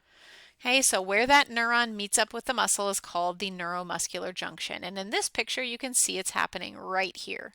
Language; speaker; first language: English; native; English